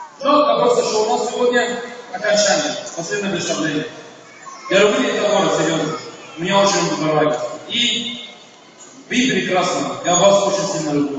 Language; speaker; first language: Russian; non-native, learner; Arabic